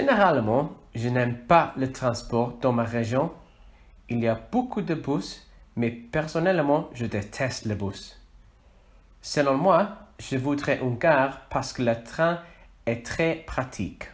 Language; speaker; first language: French; non-native, learner; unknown